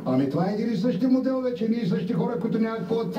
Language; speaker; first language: Bulgarian; native; Bulgarian